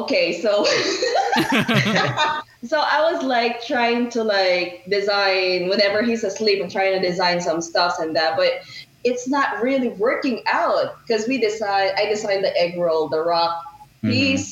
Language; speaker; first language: English; non-native, local second language; Filipino